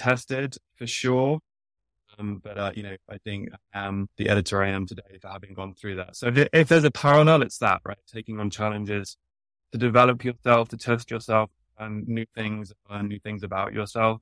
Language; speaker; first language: English; native; English